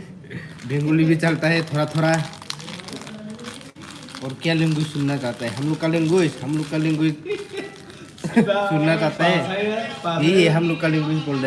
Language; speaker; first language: Hindi; non-native, local second language; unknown